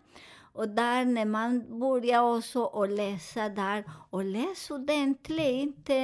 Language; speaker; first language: Swedish; non-native, learner; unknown